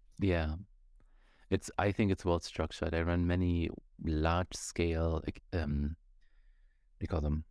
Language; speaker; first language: English; non-native, fluent; German